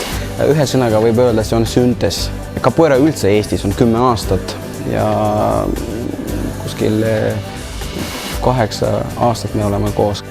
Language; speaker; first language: Estonian; non-native, local second language; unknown